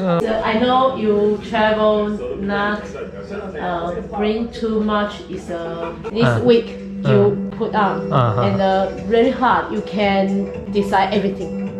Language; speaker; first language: English; non-native, learner; Chinese